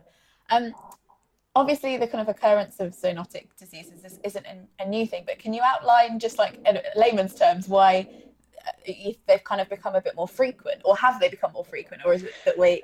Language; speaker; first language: English; native; English